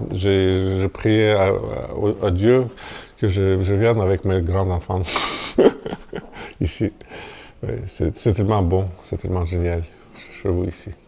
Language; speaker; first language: French; non-native, fluent; Russian